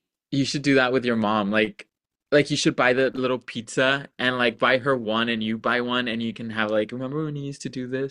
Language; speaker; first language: English; early bilingual, other home language; Spanish